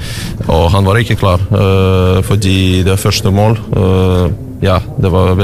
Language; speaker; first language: Norwegian; non-native, learner; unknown